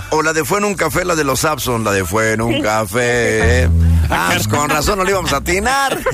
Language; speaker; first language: Spanish; native; Spanish